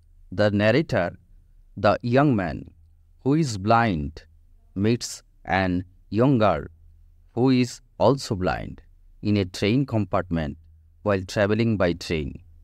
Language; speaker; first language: English; non-native, local second language; Bangla